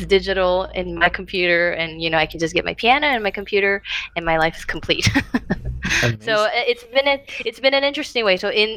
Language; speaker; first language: English; non-native, fluent; Portuguese